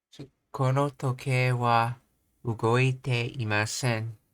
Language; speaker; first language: Japanese; non-native, learner; English